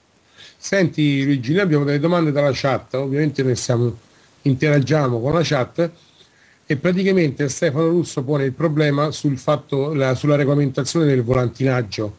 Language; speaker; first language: Italian; native; Italian